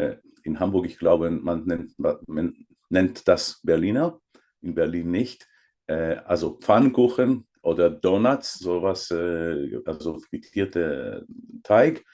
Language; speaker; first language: German; non-native, fluent; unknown